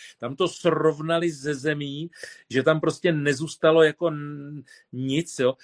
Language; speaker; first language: Czech; native; Czech